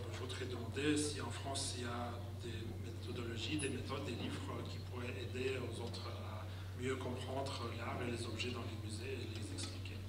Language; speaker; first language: French; non-native, fluent; Lithuanian